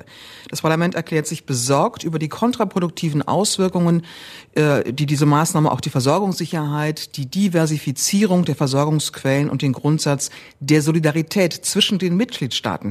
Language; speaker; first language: German; native; German